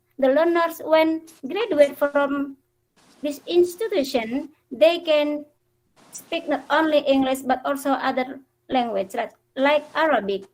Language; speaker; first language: English; non-native, fluent; Indonesian